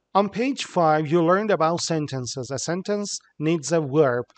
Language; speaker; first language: English; non-native, fluent; Persian